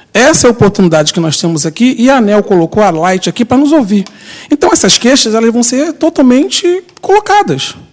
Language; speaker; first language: Portuguese; native; Portuguese